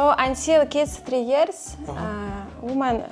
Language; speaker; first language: English; non-native, learner; Russian